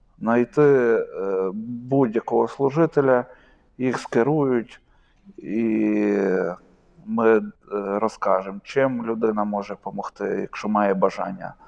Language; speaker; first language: Ukrainian; native; Ukrainian